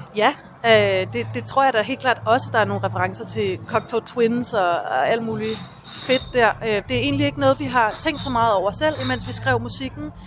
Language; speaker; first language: Danish; native; Danish